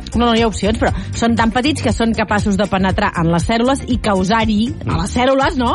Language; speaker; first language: Catalan; native; Catalan